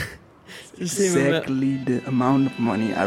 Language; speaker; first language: English; non-native, fluent; Dutch